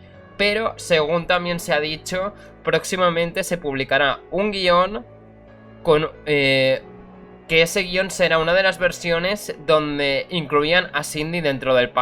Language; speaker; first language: Spanish; native; Spanish